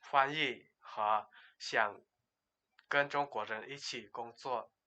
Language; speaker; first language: Chinese; non-native, learner; Lao